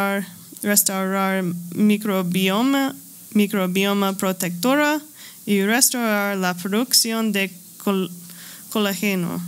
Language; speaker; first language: Spanish; non-native, learner; English